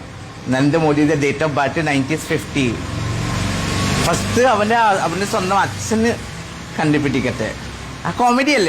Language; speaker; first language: Malayalam; non-native, fluent; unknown